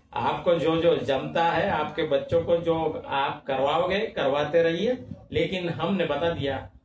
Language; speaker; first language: Hindi; non-native, local second language; Marathi